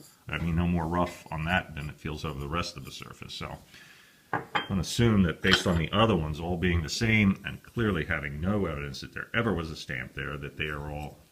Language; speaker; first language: English; native; English